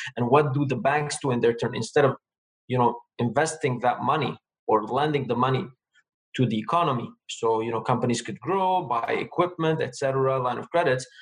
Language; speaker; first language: English; non-native, fluent; Armenian